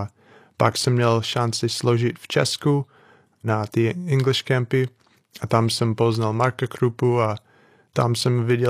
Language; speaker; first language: Czech; non-native, fluent; English